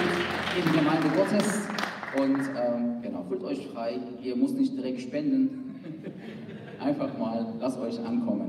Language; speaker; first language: German; non-native, fluent; Persian